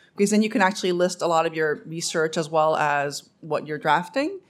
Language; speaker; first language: English; early bilingual, other home language; Korean